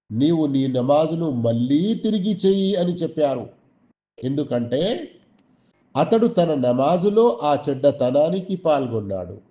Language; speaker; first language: Telugu; non-native, local second language; Urdu